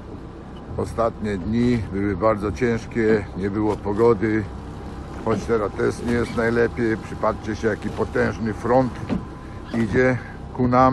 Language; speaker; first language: Polish; native; Polish